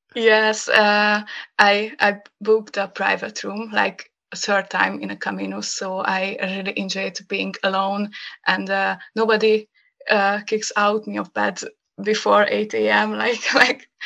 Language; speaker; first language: English; non-native, learner; Hungarian